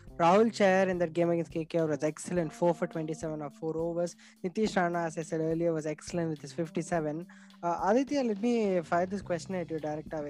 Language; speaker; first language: English; non-native, local second language; Tamil